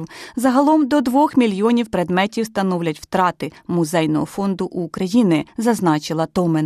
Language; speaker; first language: Ukrainian; native; Ukrainian